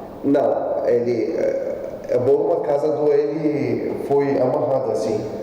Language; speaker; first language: Portuguese; non-native, learner; Arabic